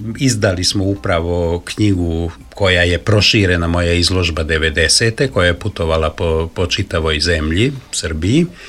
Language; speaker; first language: Serbian; non-native, local second language; Hungarian